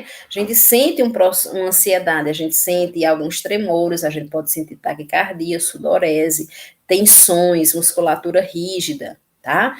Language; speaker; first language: Portuguese; native; Portuguese